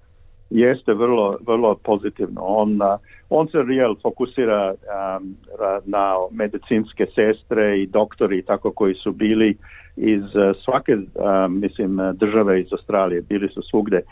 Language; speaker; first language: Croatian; early bilingual, heritage; Serbian